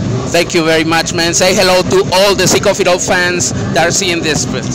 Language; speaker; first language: English; non-native, fluent; Spanish